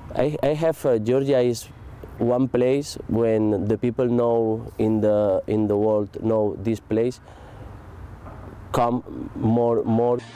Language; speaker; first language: English; non-native, learner; Spanish